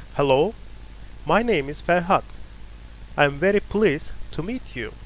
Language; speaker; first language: English; non-native, fluent; Turkish